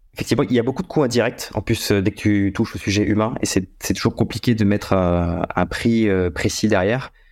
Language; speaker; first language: French; native; French